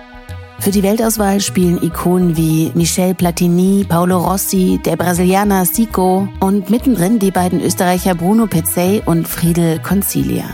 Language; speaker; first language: German; native; German